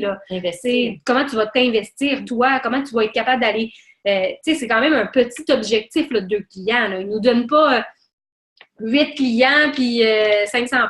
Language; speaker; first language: French; native; French